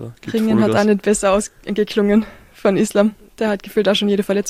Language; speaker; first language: German; native; German